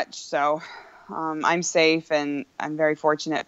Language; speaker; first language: English; native; English